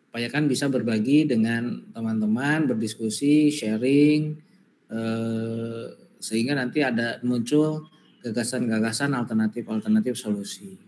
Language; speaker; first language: Indonesian; native; Indonesian